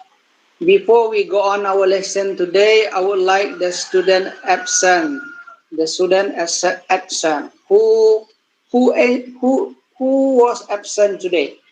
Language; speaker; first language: English; non-native, learner; Indonesian